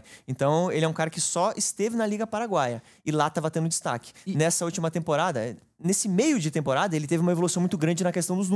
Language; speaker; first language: Portuguese; native; Portuguese